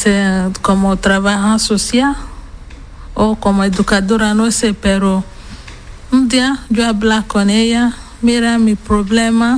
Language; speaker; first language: Spanish; non-native, learner; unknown